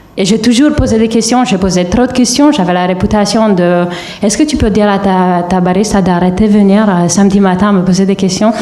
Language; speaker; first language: French; non-native, fluent; Romanian